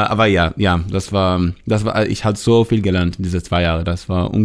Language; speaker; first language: German; non-native, learner; Hebrew